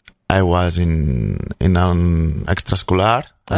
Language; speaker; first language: English; non-native, fluent; Catalan